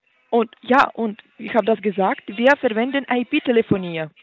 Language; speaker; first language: German; non-native, learner; Russian